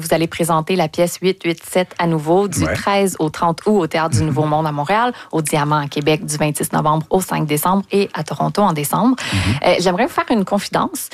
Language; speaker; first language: French; native; French